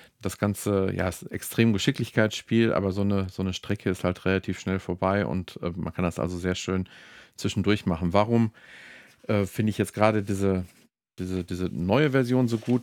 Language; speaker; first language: German; native; German